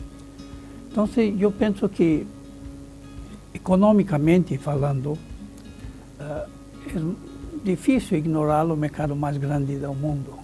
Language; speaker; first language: Spanish; non-native, fluent; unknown